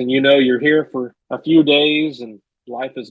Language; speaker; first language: English; native; English